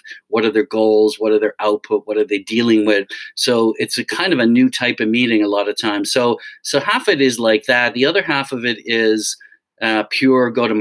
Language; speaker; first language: English; native; English